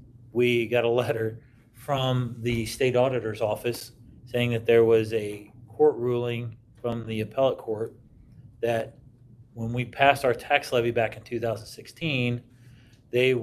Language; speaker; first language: English; native; English